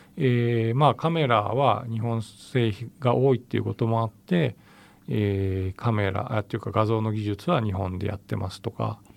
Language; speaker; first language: Japanese; native; Japanese